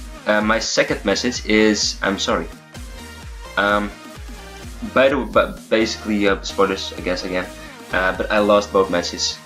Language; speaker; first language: English; non-native, fluent; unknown